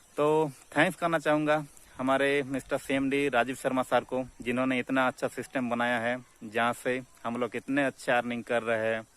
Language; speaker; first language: Hindi; native; Hindi